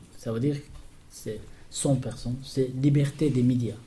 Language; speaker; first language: French; non-native, learner; Persian